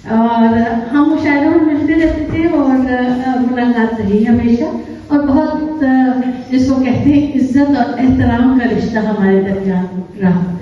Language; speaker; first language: Urdu; native; Urdu